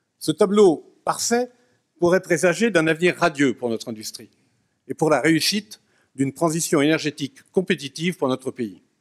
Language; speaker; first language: French; native; French